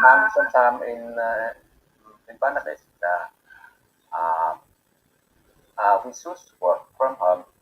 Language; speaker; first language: English; non-native, learner; Bangla